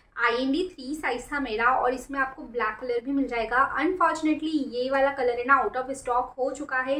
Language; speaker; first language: Hindi; native; Hindi